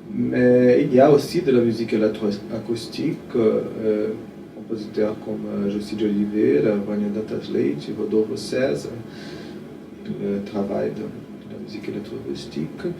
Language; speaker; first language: French; non-native, fluent; Portuguese